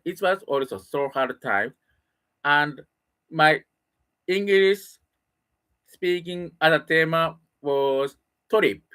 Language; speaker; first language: English; non-native, learner; Japanese